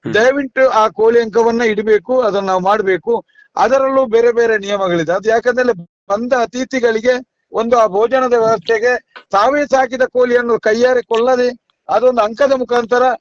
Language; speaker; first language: Kannada; non-native, local second language; Tulu